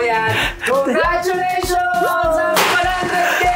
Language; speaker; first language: Filipino; native; Filipino